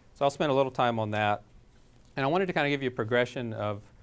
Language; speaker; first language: English; native; English